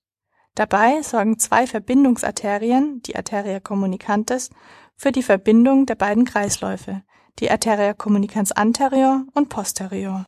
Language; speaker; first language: German; native; German